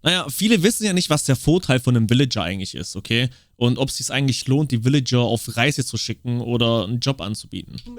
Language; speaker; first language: German; native; German